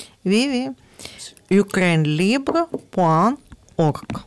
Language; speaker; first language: French; non-native, learner; Ukrainian